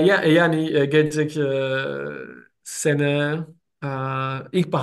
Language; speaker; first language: Turkish; non-native, learner; German